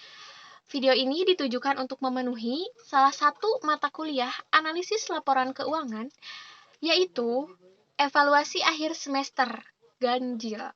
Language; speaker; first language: Indonesian; native; Indonesian